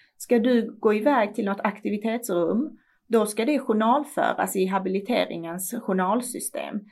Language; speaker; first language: Swedish; early bilingual, other home language; Persian